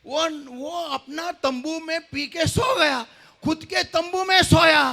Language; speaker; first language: Hindi; non-native, local second language; Marathi